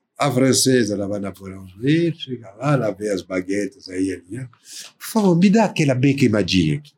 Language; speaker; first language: Portuguese; non-native, fluent; French